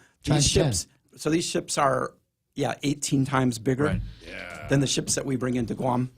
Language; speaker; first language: English; native; English